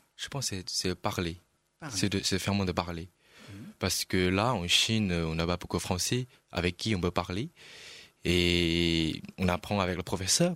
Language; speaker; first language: French; non-native, learner; Chinese